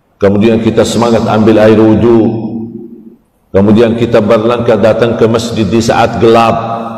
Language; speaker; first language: Malay; non-native, fluent; Arabic